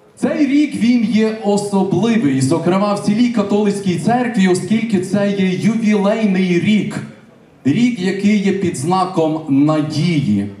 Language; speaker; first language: Ukrainian; native; Ukrainian